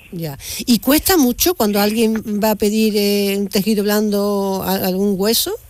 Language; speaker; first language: Spanish; native; Spanish